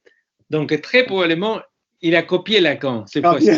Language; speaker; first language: French; non-native, fluent; Spanish